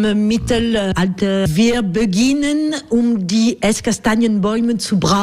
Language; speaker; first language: German; non-native, learner; French